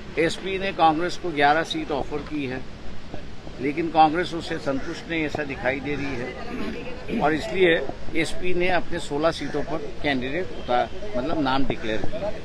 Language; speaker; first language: Hindi; non-native, local second language; Marathi